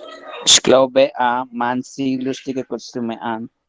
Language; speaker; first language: German; non-native, learner; Spanish